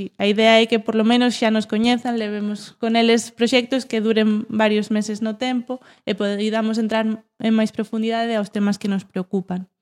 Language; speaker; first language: Galician; non-native, local second language; Spanish